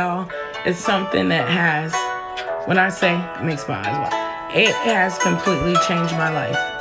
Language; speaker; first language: English; native; English